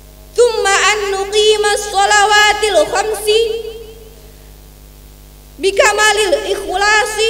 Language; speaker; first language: Arabic; non-native, learner; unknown